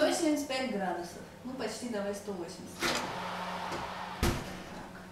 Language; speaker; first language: Russian; native; Russian